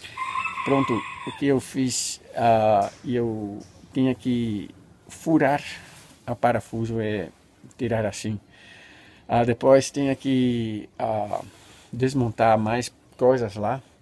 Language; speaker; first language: Portuguese; non-native, fluent; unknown